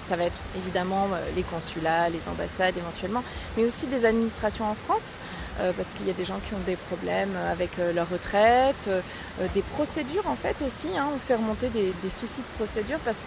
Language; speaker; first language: French; native; French